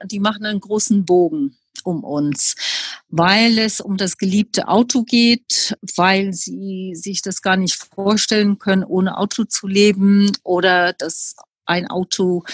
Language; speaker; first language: German; non-native, fluent; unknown